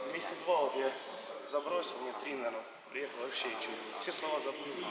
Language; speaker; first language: Russian; native; Russian